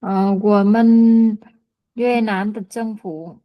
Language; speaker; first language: Chinese; non-native, learner; Vietnamese